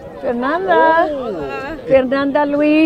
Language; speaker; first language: Spanish; early bilingual, other home language; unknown